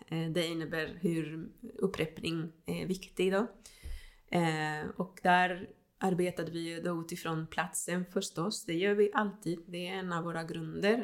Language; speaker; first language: Swedish; non-native, fluent; Spanish